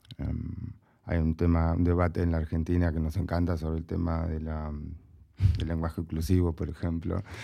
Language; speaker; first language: Spanish; native; Spanish